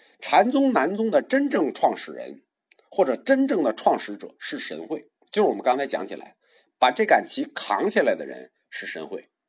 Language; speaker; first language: Chinese; native; Chinese